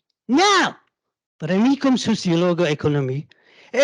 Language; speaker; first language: Portuguese; non-native, learner; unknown